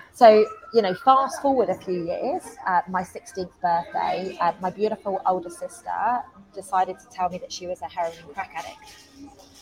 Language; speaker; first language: English; native; English